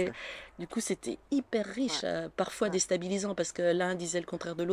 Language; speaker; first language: French; native; French